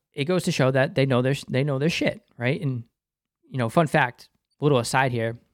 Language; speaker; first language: English; native; English